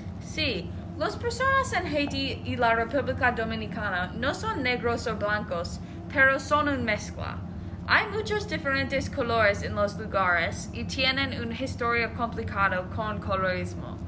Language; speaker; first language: Spanish; non-native, learner; English